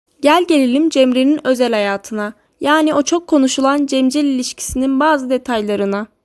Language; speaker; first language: Turkish; native; Turkish